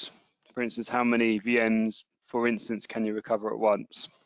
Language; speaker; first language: English; native; English